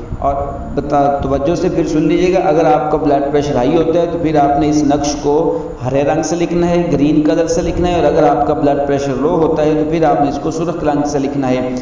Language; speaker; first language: Urdu; non-native, local second language; Punjabi